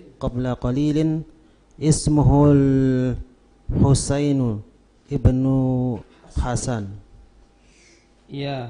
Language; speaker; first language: Arabic; non-native, learner; Indonesian